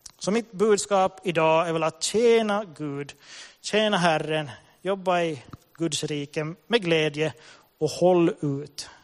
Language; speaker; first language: Swedish; native; Swedish